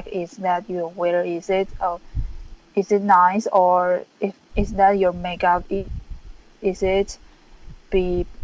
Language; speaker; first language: English; non-native, learner; Chinese